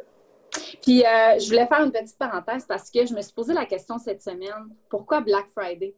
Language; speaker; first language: French; native; French